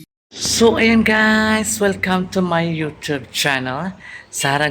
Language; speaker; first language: Filipino; non-native, local second language; Cebuano